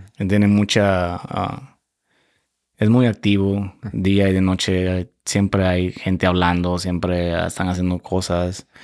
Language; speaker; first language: Spanish; native; Spanish